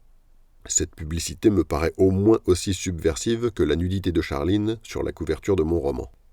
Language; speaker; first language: French; native; French